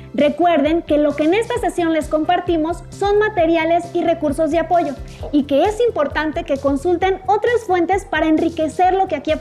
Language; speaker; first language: Spanish; native; Spanish